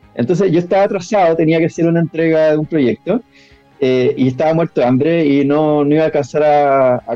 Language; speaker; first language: Spanish; native; Spanish